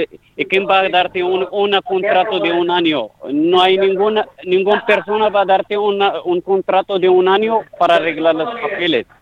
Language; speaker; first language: Spanish; non-native, fluent; Arabic